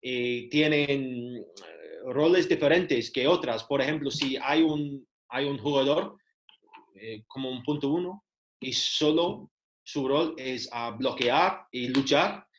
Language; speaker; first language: Spanish; non-native, learner; English